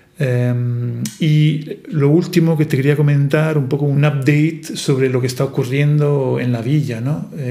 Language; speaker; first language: Spanish; non-native, fluent; Italian